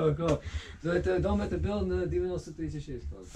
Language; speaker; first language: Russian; non-native, learner; English